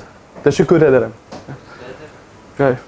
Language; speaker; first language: Turkish; non-native, learner; Dutch